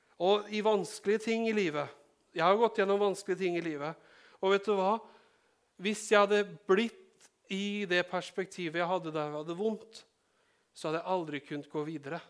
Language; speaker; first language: Norwegian; native; Norwegian